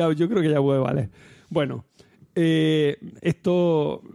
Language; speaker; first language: Spanish; native; Spanish